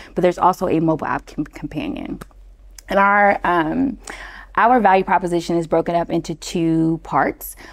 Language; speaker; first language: English; native; English